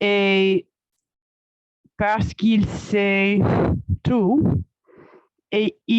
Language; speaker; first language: French; non-native, learner; English